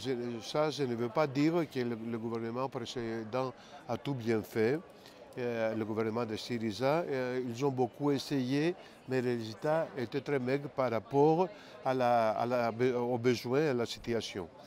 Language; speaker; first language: French; non-native, fluent; Greek